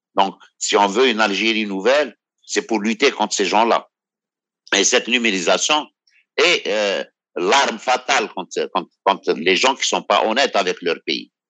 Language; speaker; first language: French; non-native, local second language; Arabic